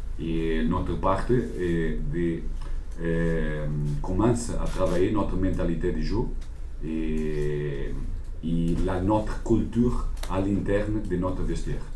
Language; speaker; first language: French; non-native, learner; Portuguese